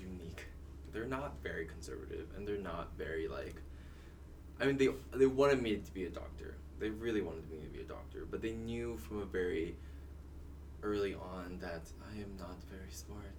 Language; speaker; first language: English; early bilingual, other home language; Cantonese